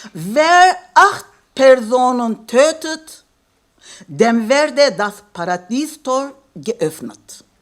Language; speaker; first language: German; non-native, fluent; Kurdish